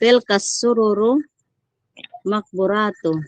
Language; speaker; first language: Arabic; non-native, learner; Filipino